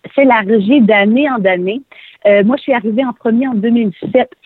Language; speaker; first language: French; native; French